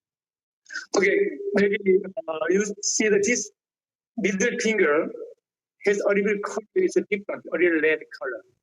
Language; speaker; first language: English; non-native, learner; Korean